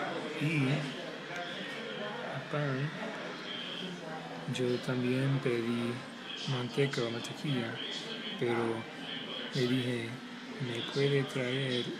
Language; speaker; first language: Spanish; non-native, fluent; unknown